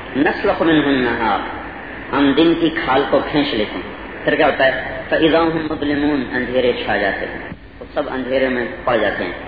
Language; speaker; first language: Urdu; non-native, local second language; Punjabi